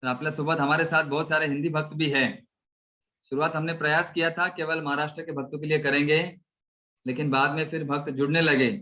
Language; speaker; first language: Hindi; non-native, local second language; Marathi